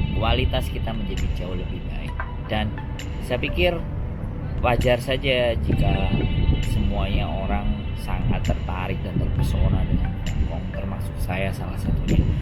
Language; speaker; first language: Indonesian; native; Indonesian